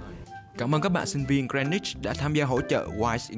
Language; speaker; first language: Vietnamese; native; Vietnamese